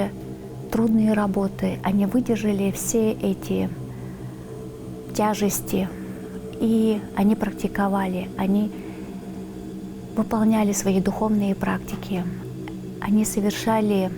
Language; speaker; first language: Russian; non-native, local second language; Tuvinian